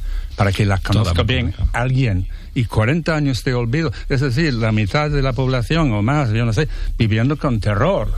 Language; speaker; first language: Spanish; non-native, fluent; English